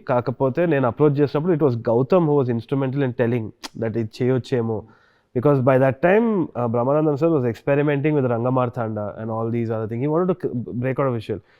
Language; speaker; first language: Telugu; native; Telugu